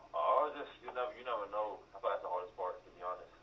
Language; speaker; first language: English; native; English